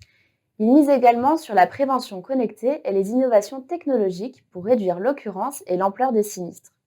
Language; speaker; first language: French; native; French